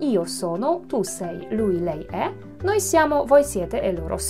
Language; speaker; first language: Italian; non-native, fluent; Polish